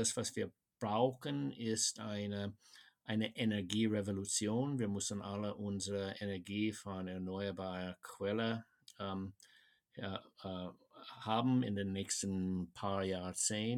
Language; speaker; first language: German; non-native, fluent; English